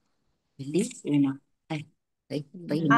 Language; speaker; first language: Malay; native; Malay